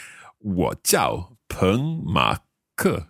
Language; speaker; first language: Chinese; non-native, learner; English